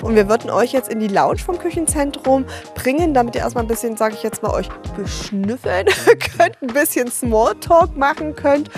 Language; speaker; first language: German; native; German